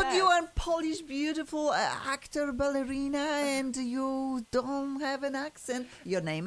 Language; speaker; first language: English; non-native, fluent; Polish